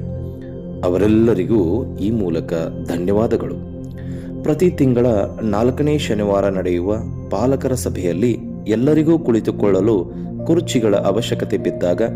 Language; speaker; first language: Kannada; native; Kannada